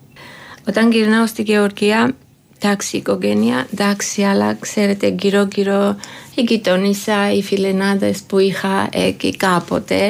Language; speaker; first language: Greek; non-native, learner; Georgian